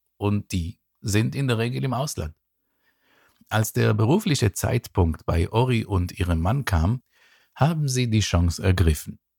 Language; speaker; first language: German; non-native, fluent; Hebrew